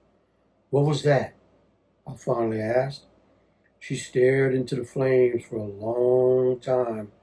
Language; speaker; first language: English; native; English